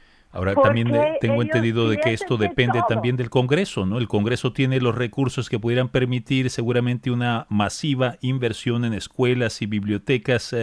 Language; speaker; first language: Spanish; native; Spanish